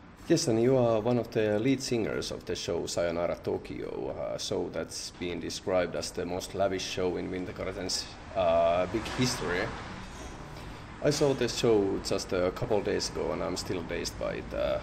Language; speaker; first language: English; non-native, fluent; Finnish